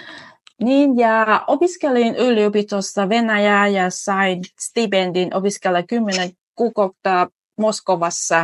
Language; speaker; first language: Finnish; non-native, fluent; Vietnamese